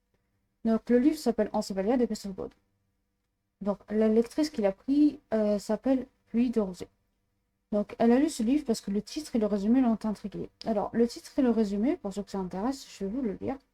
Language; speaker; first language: French; native; French